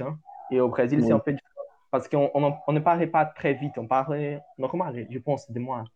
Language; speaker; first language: French; non-native, learner; Portuguese